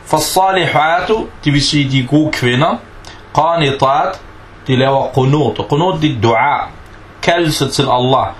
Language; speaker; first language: Danish; non-native, fluent; Arabic